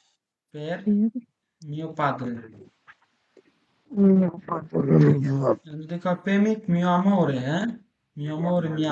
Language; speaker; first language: Italian; non-native, learner; Bangla